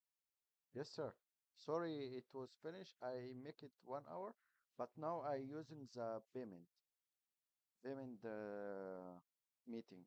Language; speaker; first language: English; non-native, learner; Arabic